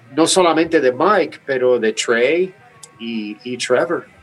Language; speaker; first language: Spanish; native; Spanish